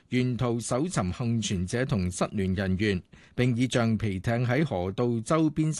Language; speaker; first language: Cantonese; native; Cantonese